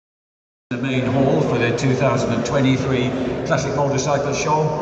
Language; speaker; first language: English; native; English